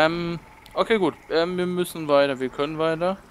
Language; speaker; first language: German; native; German